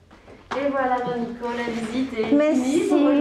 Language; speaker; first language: French; native; French